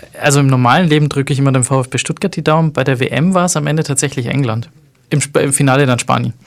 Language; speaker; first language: German; native; German